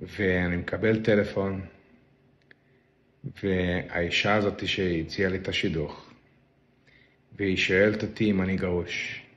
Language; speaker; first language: Hebrew; non-native, local second language; Yiddish